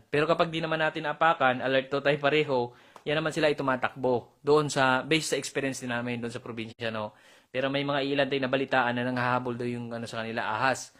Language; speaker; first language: Filipino; non-native, local second language; Cebuano